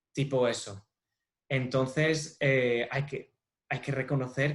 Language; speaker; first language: Spanish; non-native, fluent; English